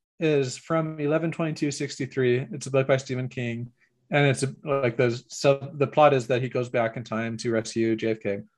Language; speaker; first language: English; native; English